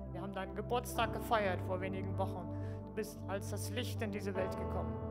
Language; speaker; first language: German; native; German